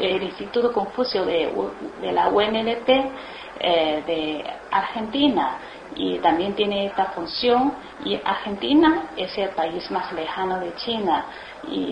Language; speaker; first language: Spanish; non-native, learner; Chinese